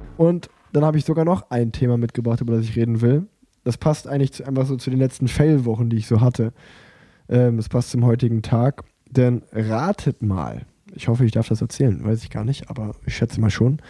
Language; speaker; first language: German; native; German